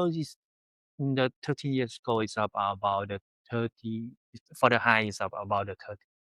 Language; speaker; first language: English; non-native, learner; Thai